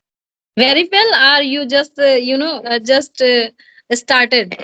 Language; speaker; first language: English; non-native, learner; Hindi